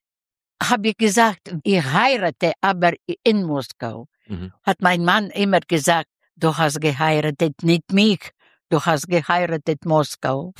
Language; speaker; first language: German; non-native, learner; Russian